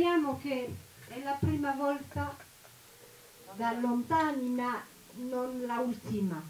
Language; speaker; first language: Italian; non-native, learner; French